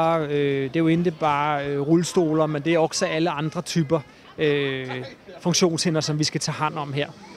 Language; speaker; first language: Swedish; native; Swedish